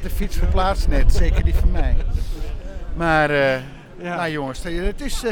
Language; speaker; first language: Dutch; native; Dutch